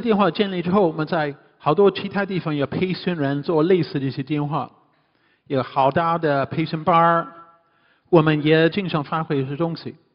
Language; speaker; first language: Chinese; non-native, fluent; English